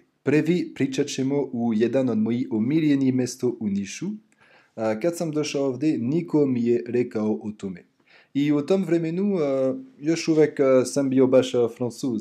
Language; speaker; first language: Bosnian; non-native, learner; French